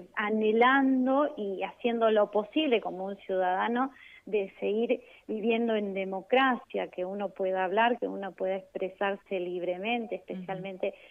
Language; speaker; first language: Spanish; native; Spanish